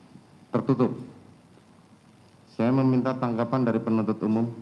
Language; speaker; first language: Indonesian; native; Indonesian